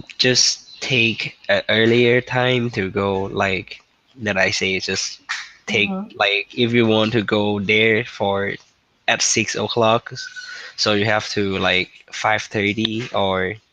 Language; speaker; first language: English; non-native, learner; Thai